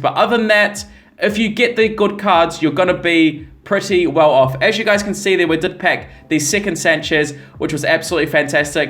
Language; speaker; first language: English; native; English